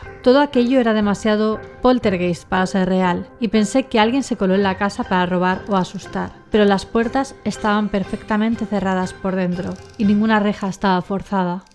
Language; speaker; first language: Spanish; native; Spanish